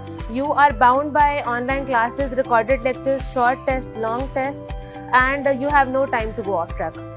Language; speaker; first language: English; non-native, local second language; Urdu